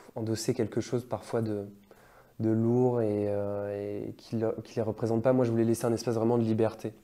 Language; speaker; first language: French; native; French